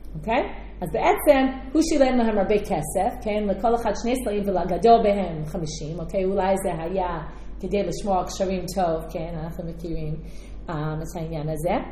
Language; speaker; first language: Hebrew; non-native, fluent; English